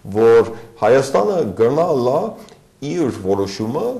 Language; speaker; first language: Armenian; early bilingual, other home language; English